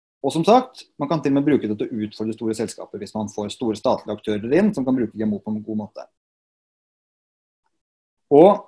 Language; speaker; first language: Norwegian; native; Norwegian